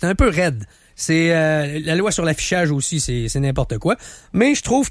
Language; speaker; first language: French; native; French